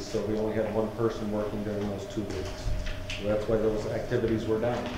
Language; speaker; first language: English; native; English